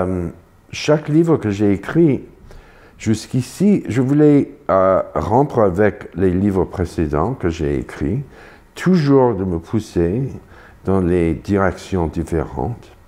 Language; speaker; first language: French; non-native, fluent; English